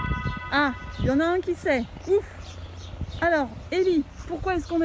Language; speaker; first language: French; native; French